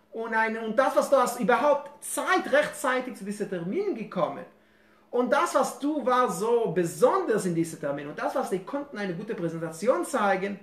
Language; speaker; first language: German; non-native, fluent; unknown